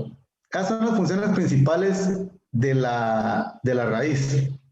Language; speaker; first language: Spanish; native; Spanish